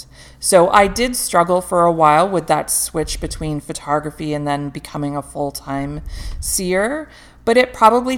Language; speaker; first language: English; native; English